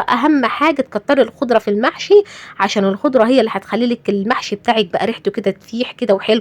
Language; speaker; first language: Arabic; native; Arabic